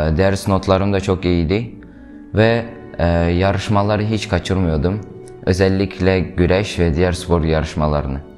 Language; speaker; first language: Turkish; non-native, fluent; Uyghur